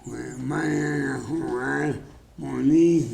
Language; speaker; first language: Spanish; non-native, fluent; English